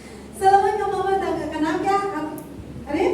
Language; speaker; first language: Hindi; non-native, local second language; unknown